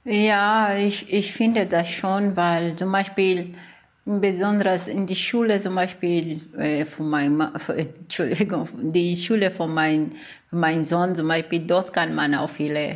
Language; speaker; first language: German; non-native, learner; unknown